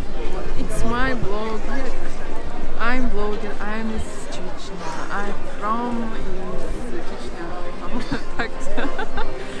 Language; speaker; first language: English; non-native, learner; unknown